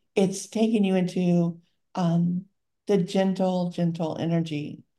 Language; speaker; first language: English; native; English